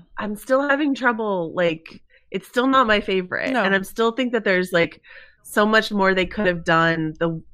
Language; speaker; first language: English; native; English